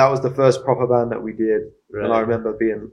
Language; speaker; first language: English; native; English